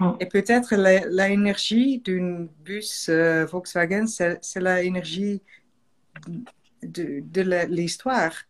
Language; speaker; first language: French; non-native, learner; Dutch